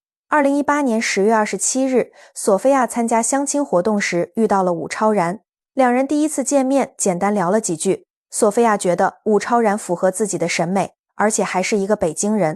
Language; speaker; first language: Chinese; native; Chinese